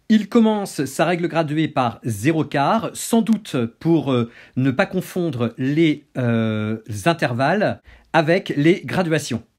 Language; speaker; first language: French; native; French